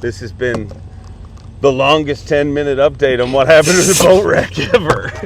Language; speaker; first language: English; native; English